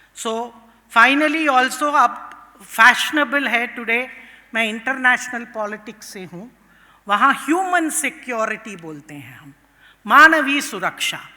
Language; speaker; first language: Hindi; non-native, local second language; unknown